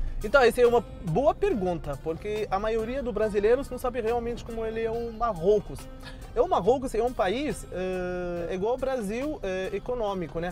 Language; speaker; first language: Portuguese; non-native, learner; Arabic